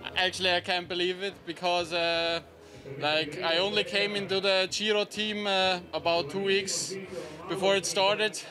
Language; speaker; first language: English; non-native, fluent; German